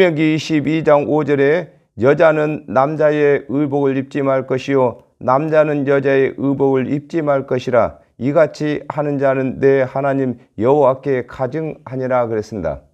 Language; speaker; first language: Korean; native; Korean